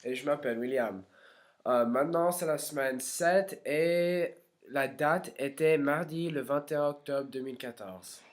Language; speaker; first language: French; non-native, learner; English